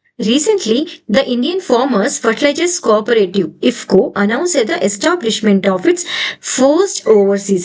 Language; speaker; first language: English; non-native, local second language; Telugu